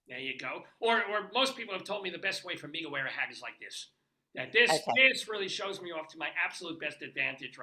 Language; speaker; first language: English; native; English